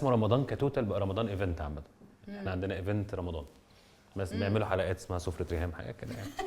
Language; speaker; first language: Arabic; native; Arabic